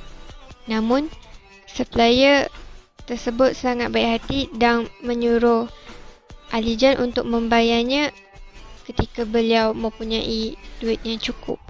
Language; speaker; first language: Malay; native; Malay